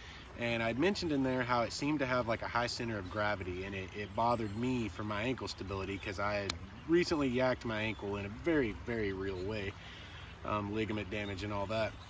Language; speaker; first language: English; native; English